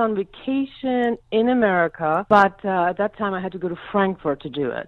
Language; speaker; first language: English; non-native, fluent; German